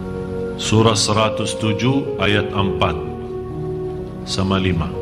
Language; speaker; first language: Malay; non-native, fluent; Arabic